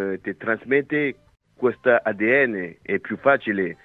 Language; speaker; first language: Italian; non-native, fluent; French